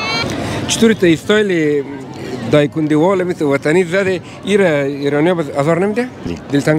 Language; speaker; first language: Persian; non-native, local second language; Pashto